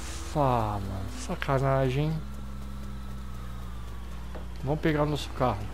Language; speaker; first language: Portuguese; native; Portuguese